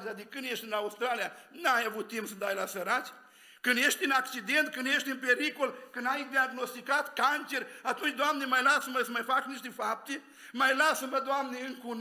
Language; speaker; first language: Romanian; native; Romanian